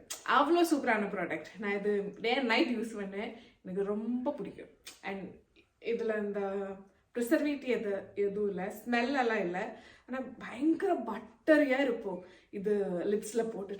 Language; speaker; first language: Tamil; non-native, local second language; Malayalam